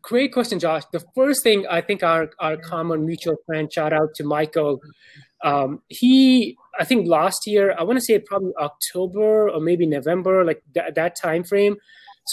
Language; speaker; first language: English; non-native, local second language; Urdu